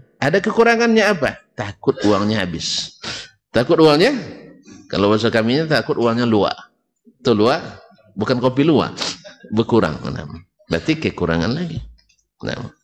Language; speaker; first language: Malay; native; Malay